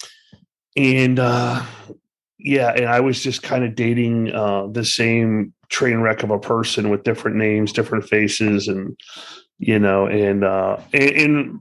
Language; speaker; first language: English; native; English